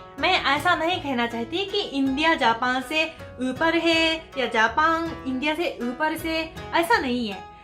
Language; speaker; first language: Hindi; non-native, fluent; Japanese